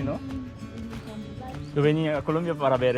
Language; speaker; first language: Spanish; non-native, learner; Korean